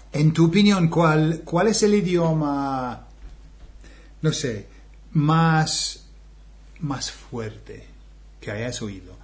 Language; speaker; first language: Spanish; non-native, fluent; English